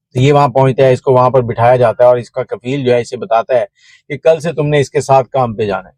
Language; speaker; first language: Urdu; non-native, local second language; Punjabi